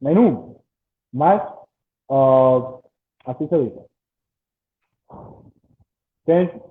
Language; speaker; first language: Portuguese; non-native, learner; English